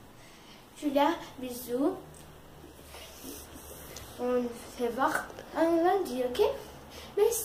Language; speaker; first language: French; early bilingual, other home language; Portuguese